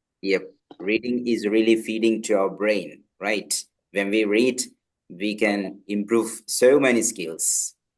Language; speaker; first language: English; non-native, local second language; Malayalam